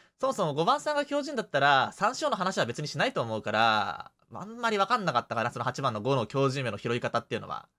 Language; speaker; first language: Japanese; native; Japanese